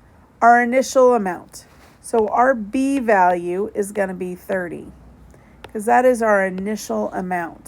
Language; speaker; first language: English; native; English